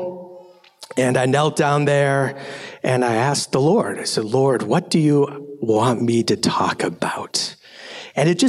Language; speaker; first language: English; native; English